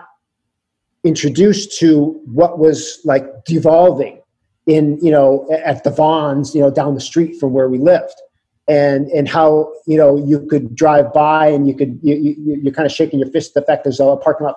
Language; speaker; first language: English; native; English